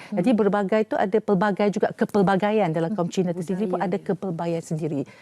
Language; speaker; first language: Malay; non-native, local second language; Chinese